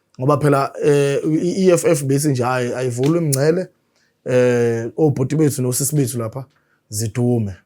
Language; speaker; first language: Zulu; native; Zulu